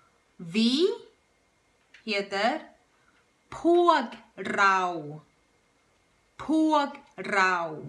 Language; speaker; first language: Swedish; non-native, fluent; Thai